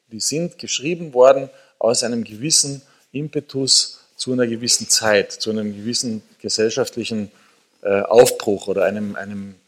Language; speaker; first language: German; native; German